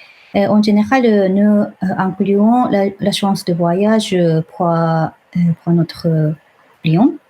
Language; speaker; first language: French; non-native, fluent; Japanese